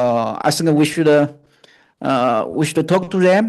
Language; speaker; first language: English; non-native, fluent; Chinese